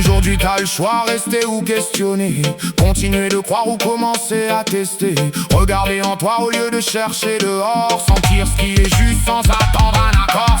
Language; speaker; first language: French; native; French